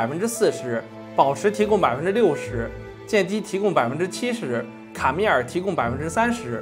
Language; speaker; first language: Chinese; native; Chinese